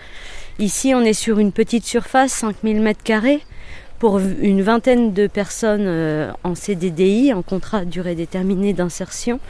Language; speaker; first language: French; native; French